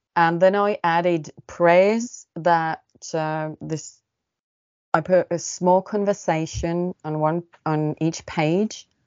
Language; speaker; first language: English; early bilingual, other home language; Estonian